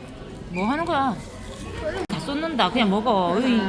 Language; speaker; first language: Korean; native; Korean